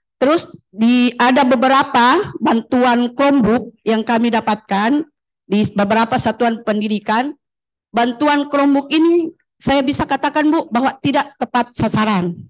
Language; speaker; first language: Indonesian; native; Indonesian